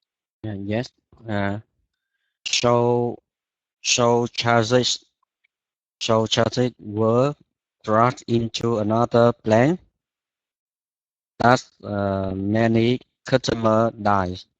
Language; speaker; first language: English; non-native, learner; Vietnamese